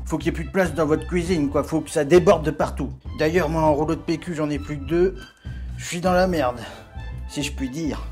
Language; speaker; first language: French; native; French